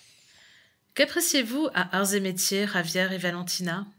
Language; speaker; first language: French; native; French